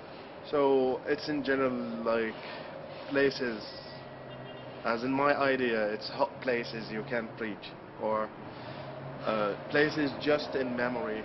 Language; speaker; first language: English; non-native, fluent; Arabic